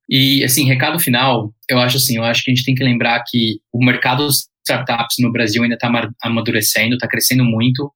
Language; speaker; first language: Portuguese; early bilingual, heritage; Portuguese